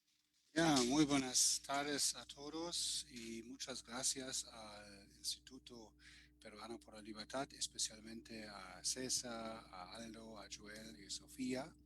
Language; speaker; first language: Spanish; non-native, fluent; German